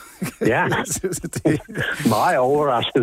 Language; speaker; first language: Danish; non-native, fluent; English